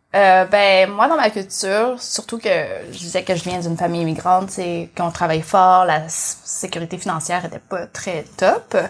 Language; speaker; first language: French; early bilingual, other home language; Vietnamese